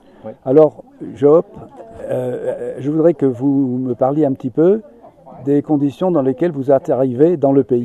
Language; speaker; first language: French; native; French